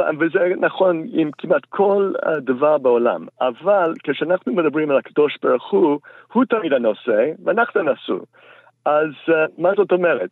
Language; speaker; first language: Hebrew; non-native, fluent; English